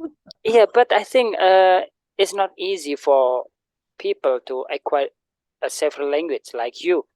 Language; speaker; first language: English; non-native, learner; Indonesian